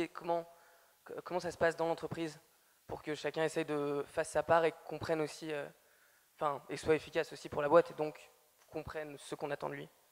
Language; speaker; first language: French; native; French